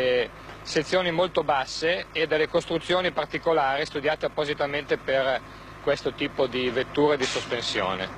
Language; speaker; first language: Italian; native; Italian